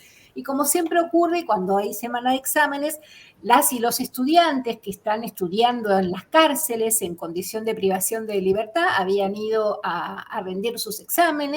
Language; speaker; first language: Spanish; native; Spanish